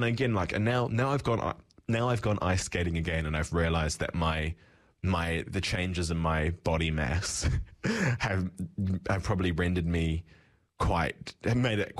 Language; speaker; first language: English; native; English